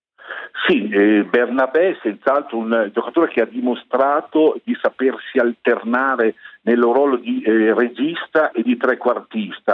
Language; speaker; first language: Italian; native; Italian